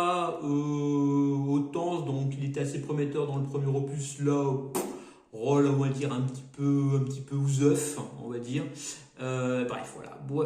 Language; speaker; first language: French; native; French